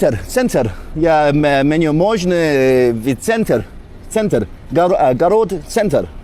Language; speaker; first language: Russian; non-native, learner; English